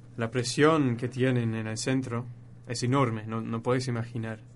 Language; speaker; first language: Spanish; non-native, fluent; English